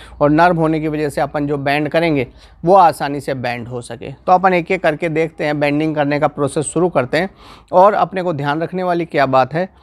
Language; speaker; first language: Hindi; non-native, local second language; Gujarati